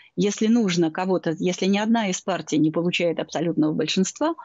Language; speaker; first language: Russian; native; Russian